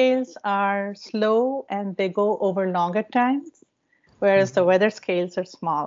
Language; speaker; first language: English; non-native, local second language; Bangla